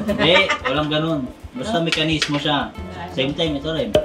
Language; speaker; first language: Filipino; native; Filipino